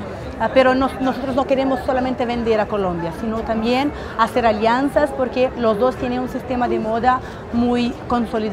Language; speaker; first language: Spanish; non-native, fluent; Portuguese